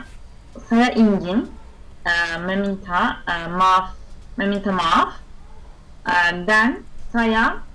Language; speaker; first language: Indonesian; non-native, learner; Turkish